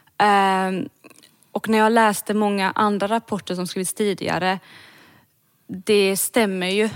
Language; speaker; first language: Swedish; early bilingual, other home language; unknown